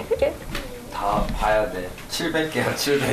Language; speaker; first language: Korean; native; Korean